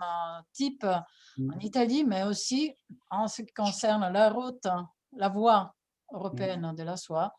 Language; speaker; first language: French; non-native, fluent; Italian